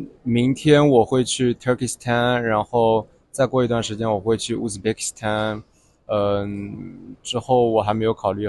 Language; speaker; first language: Chinese; non-native, fluent; Japanese